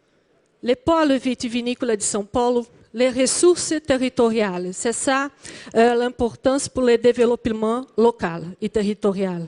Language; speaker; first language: French; non-native, learner; Portuguese